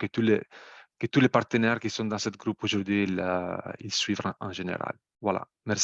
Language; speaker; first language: French; non-native, fluent; Italian